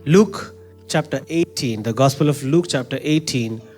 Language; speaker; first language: English; non-native, local second language; Marathi